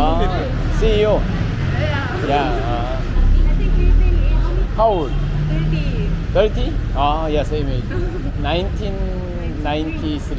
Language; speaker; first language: English; non-native, learner; Korean